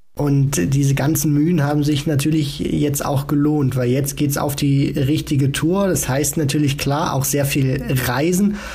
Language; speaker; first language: German; native; German